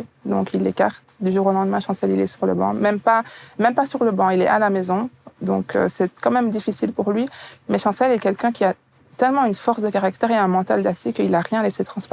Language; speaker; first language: French; native; French